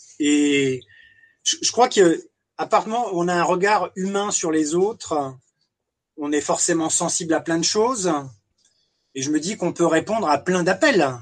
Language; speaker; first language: French; native; French